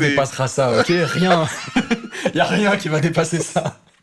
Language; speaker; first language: French; native; French